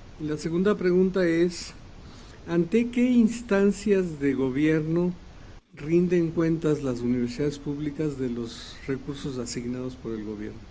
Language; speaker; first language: Spanish; native; Spanish